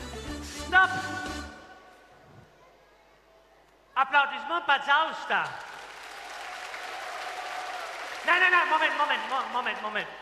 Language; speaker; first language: Russian; non-native, learner; German